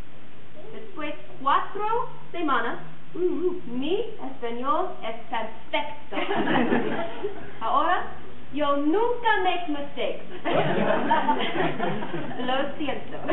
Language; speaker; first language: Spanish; non-native, learner; English